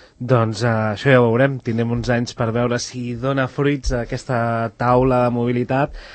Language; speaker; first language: Catalan; native; Catalan